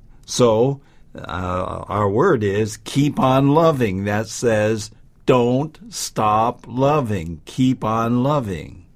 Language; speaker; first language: English; native; English